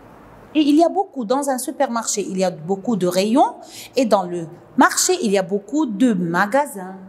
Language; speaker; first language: French; non-native, local second language; Arabic